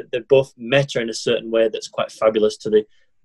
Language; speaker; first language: English; native; English